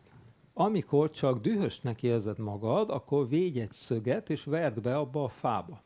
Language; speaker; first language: Hungarian; native; Hungarian